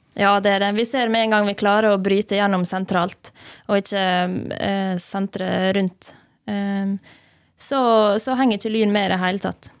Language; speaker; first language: Norwegian; native; Norwegian